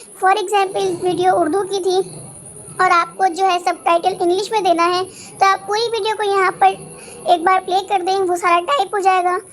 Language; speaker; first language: Urdu; native; Urdu